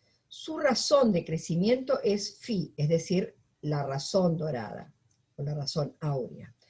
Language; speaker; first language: Spanish; native; Spanish